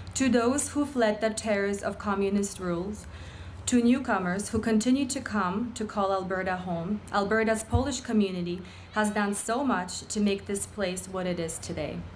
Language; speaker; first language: English; early bilingual, other home language; Polish